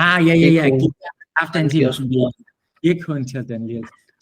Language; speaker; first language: Danish; non-native, learner; English